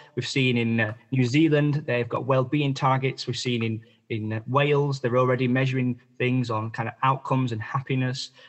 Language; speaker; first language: English; native; English